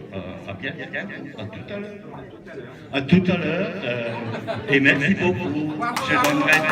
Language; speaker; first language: French; non-native, learner; German